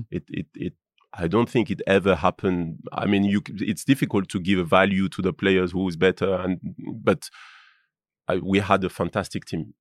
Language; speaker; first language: English; non-native, fluent; French